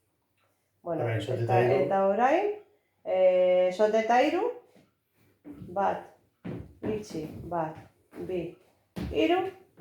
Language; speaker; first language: Basque; non-native, local second language; Spanish